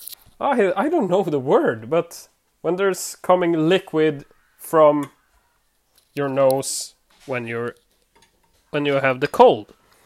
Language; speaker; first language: English; non-native, fluent; Swedish